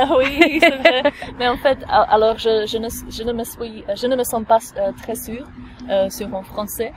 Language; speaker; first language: French; non-native, fluent; Slovak